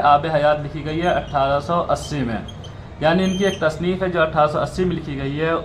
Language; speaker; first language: Urdu; native; Urdu